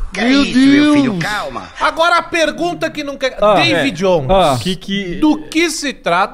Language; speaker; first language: Portuguese; native; Portuguese